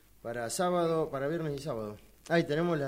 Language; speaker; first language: Spanish; native; Spanish